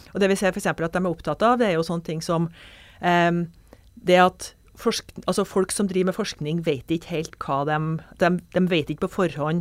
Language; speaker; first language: Norwegian; native; Norwegian